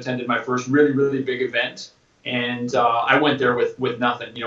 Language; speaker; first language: English; native; English